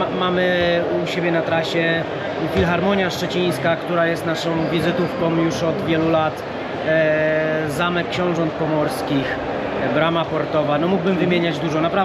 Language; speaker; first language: Polish; native; Polish